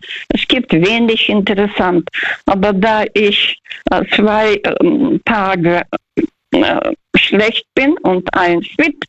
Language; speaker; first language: German; non-native, fluent; Russian